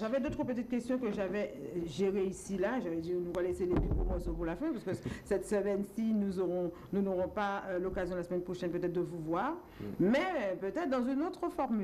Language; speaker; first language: French; native; French